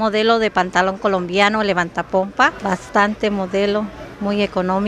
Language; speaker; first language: Spanish; native; Spanish